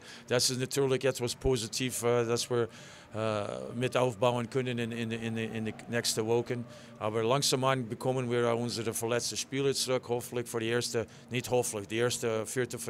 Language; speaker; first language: German; non-native, fluent; English